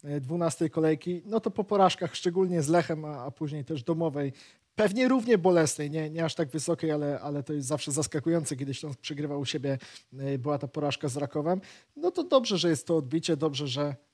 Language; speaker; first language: Polish; native; Polish